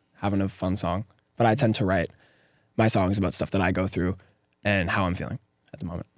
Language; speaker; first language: English; native; English